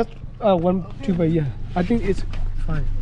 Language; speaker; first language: English; non-native, learner; Burmese